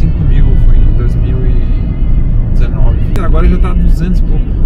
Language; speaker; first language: Portuguese; native; Portuguese